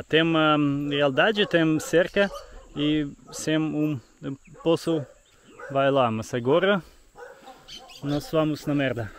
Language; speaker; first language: Portuguese; non-native, learner; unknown